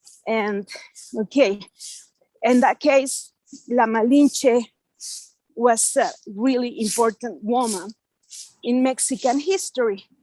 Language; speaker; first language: English; non-native, fluent; Spanish